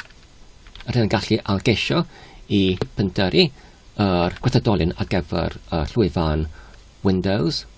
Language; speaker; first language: Welsh; non-native, learner; English